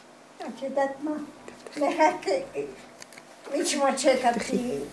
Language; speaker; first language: Hebrew; non-native, fluent; Croatian